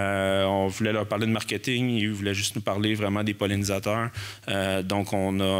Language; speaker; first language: French; native; French